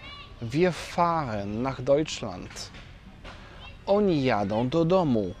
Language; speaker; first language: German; non-native, fluent; Polish